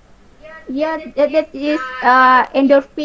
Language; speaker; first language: English; non-native, learner; Indonesian